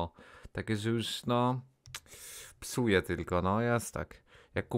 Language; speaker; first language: Polish; native; Polish